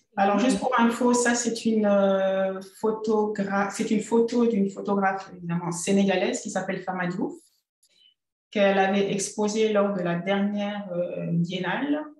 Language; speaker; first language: French; native; French